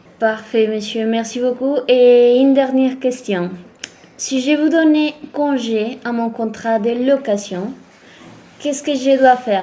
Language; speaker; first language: French; non-native, fluent; Spanish